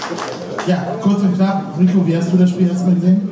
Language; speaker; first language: German; native; German